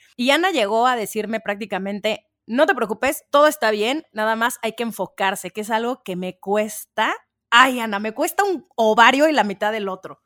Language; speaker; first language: Spanish; native; Spanish